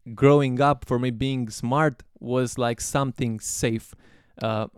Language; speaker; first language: English; non-native, fluent; Romanian